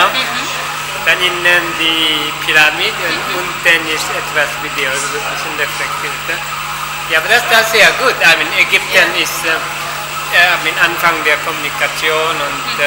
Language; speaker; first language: German; non-native, fluent; Korean